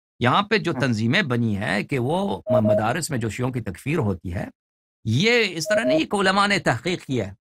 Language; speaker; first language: Urdu; native; Urdu